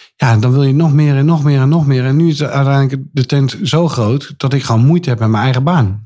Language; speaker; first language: Dutch; native; Dutch